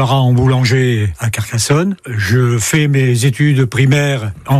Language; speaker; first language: French; native; French